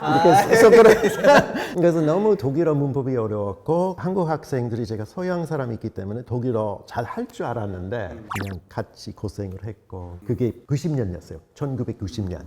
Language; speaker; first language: Korean; non-native, fluent; English